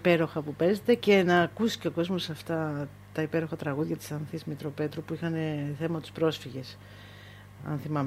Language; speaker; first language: Greek; native; Greek